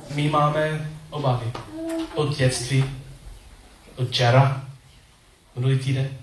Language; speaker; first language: Czech; non-native, learner; English